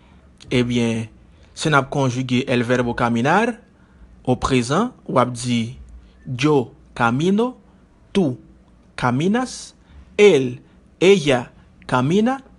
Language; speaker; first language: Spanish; non-native, fluent; Haitian Creole